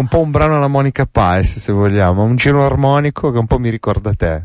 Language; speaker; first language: Italian; native; Italian